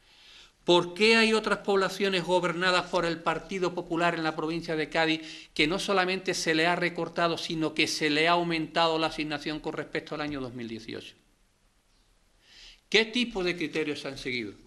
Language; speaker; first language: Spanish; native; Spanish